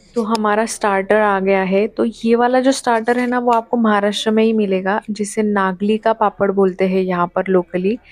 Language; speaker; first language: Hindi; non-native, local second language; Marathi